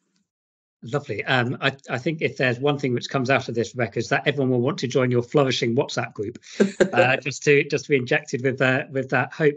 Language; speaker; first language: English; native; English